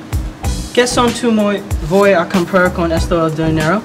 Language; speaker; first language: Spanish; non-native, learner; English